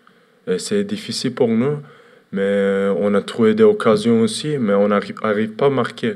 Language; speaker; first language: French; non-native, learner; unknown